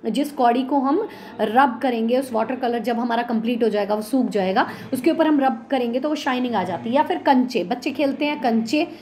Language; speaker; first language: Hindi; native; Hindi